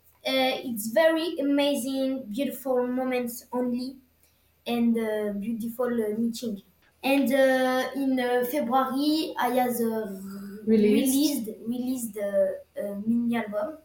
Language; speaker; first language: English; non-native, learner; French